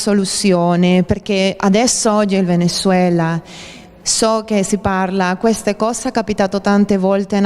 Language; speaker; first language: Italian; non-native, fluent; Spanish